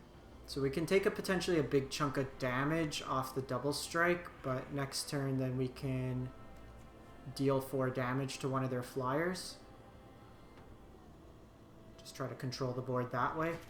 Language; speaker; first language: English; native; English